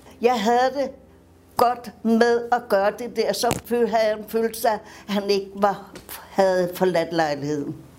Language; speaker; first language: Danish; native; Danish